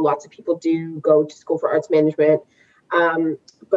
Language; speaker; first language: English; native; English